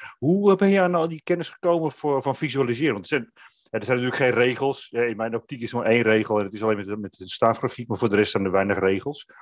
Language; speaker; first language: Dutch; native; Dutch